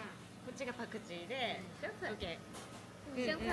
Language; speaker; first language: Japanese; native; Japanese